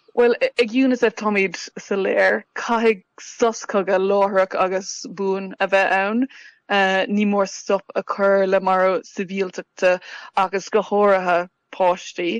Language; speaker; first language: Irish; non-native, local second language; English